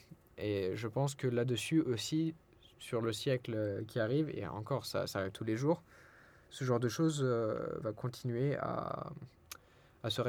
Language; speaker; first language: French; non-native, fluent; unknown